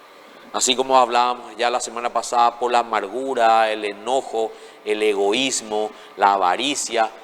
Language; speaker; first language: Spanish; native; Spanish